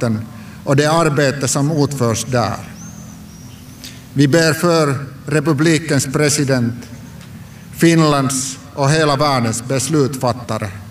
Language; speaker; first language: Swedish; non-native, local second language; Finnish